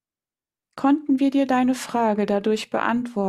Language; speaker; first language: German; native; German